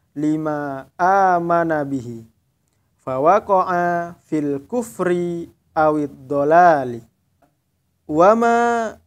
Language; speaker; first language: Arabic; non-native, fluent; Indonesian